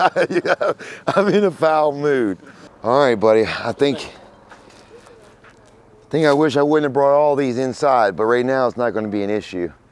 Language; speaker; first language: English; native; English